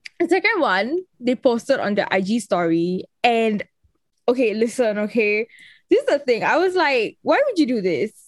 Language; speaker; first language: English; native; English